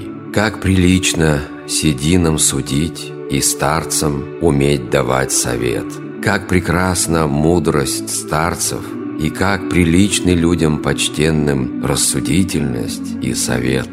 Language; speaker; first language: Russian; native; Russian